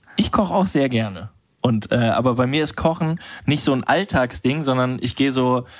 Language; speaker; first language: German; native; German